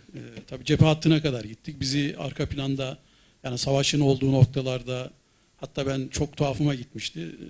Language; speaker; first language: Turkish; native; Turkish